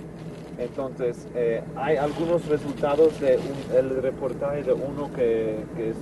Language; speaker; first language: Spanish; non-native, learner; English